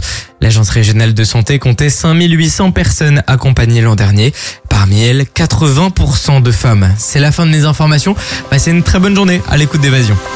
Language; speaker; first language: French; native; French